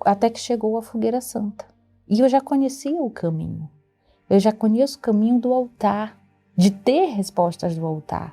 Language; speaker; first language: Portuguese; native; Portuguese